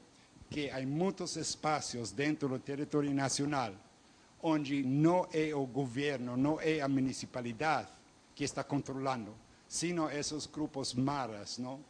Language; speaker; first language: Portuguese; non-native, fluent; Spanish